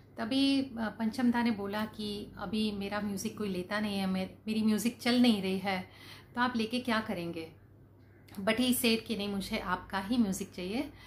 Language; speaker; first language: Hindi; non-native, local second language; Gujarati